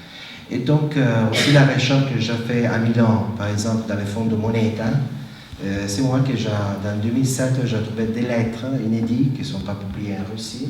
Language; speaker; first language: French; non-native, fluent; Italian